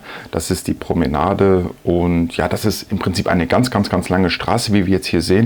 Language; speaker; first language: German; native; German